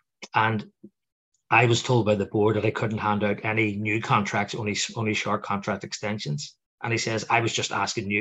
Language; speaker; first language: English; native; English